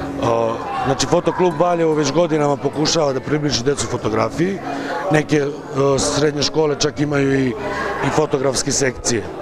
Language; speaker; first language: Croatian; native; Croatian